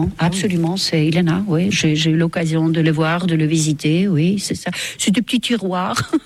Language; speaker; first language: French; non-native, fluent; Estonian